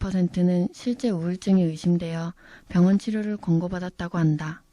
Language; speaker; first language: Korean; native; Korean